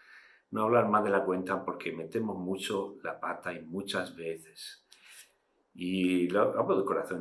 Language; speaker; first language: Spanish; native; Spanish